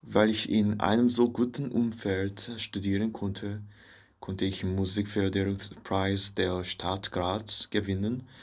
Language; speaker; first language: German; non-native, fluent; Korean